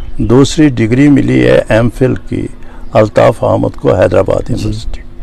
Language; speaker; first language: Urdu; non-native, local second language; Kashmiri